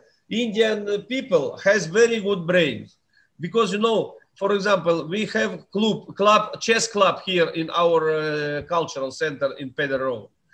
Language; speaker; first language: English; non-native, fluent; Russian